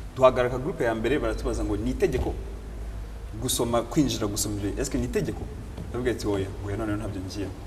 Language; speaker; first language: Kinyarwanda; early bilingual, heritage; Kinyarwanda